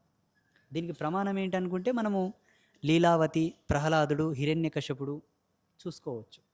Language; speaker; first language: Telugu; native; Telugu